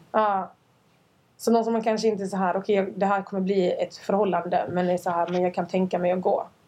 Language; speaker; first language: Swedish; early bilingual, other home language; Rundi